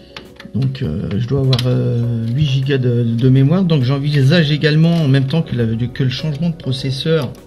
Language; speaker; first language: French; native; French